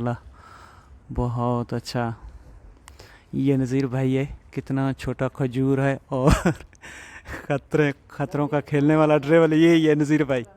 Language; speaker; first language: Hindi; non-native, local second language; Baluchi